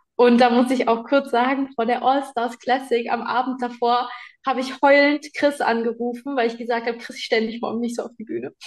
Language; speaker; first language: German; native; German